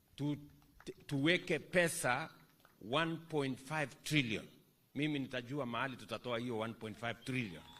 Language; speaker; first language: Swahili; non-native, local second language; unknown